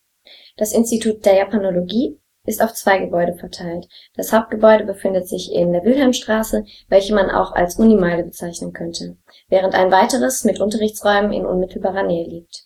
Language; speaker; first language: German; native; German